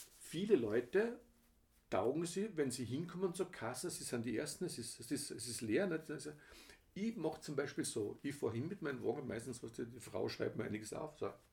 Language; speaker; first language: German; native; German